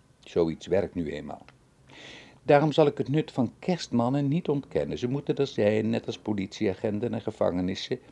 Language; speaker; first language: Dutch; native; Dutch